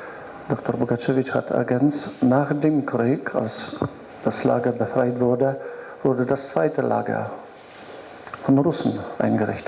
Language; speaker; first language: German; non-native, fluent; Polish